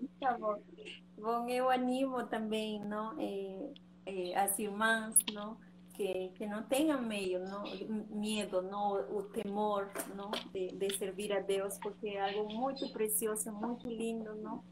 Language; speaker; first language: Portuguese; non-native, learner; Spanish